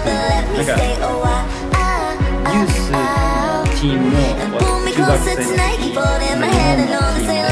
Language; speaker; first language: Japanese; non-native, fluent; English